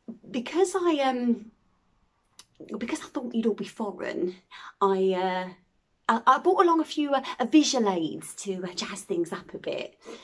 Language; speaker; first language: English; native; English